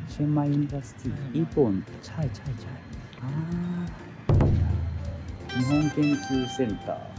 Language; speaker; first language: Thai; non-native, learner; Japanese